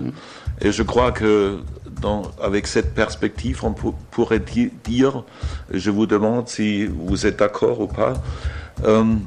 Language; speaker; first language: French; non-native, fluent; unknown